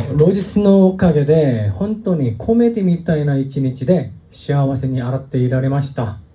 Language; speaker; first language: Japanese; non-native, learner; Korean